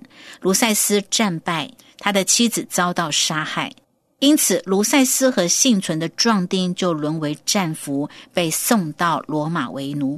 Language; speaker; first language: Chinese; native; Chinese